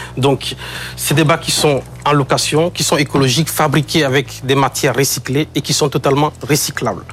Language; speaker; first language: French; non-native, local second language; Ewe